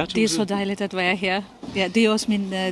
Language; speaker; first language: Danish; non-native, fluent; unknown